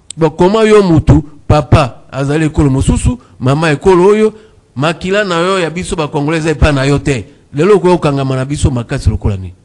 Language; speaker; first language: Lingala; native; Lingala